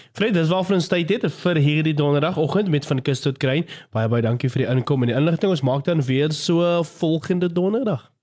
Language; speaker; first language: Afrikaans; native; Afrikaans